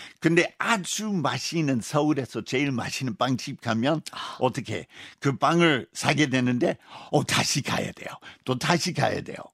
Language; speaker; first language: Korean; non-native, fluent; English